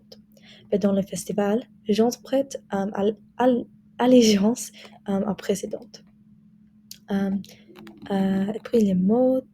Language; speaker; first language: French; non-native, learner; English